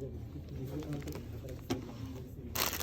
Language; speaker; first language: Japanese; non-native, fluent; Korean